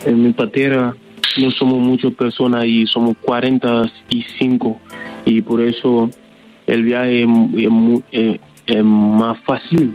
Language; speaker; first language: Spanish; non-native, learner; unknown